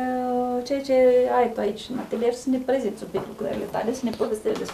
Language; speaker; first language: Romanian; native; Romanian